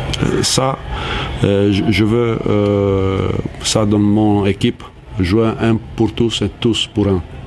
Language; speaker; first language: French; non-native, fluent; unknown